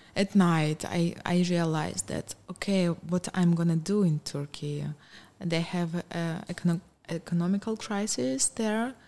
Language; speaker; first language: English; non-native, fluent; Ukrainian